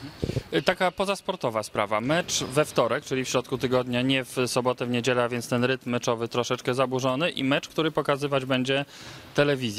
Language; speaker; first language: Polish; native; Polish